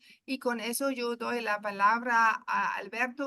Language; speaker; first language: Spanish; non-native, fluent; German